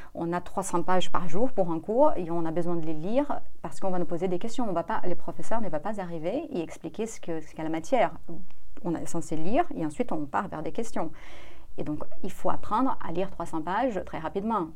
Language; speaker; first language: French; non-native, fluent; Portuguese